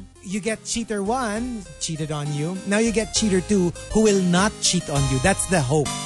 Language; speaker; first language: English; non-native, local second language; Filipino